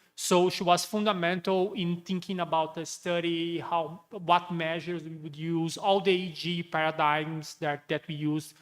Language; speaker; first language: English; non-native, fluent; Portuguese